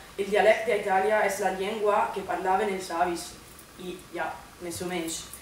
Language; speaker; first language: Catalan; non-native, fluent; Italian